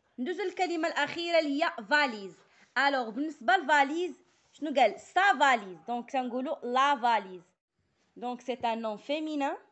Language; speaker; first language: French; non-native, local second language; Arabic